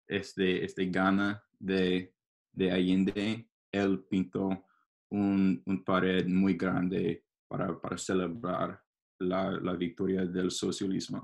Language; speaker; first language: Spanish; non-native, learner; English